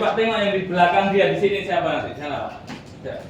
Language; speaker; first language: Indonesian; native; Indonesian